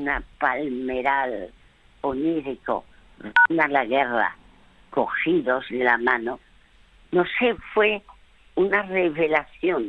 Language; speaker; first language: Spanish; early bilingual, other home language; French